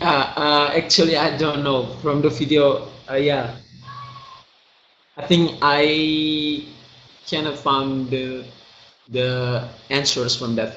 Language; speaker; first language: English; non-native, learner; Indonesian